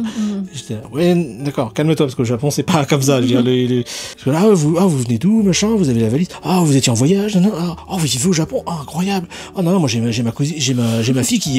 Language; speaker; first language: French; native; French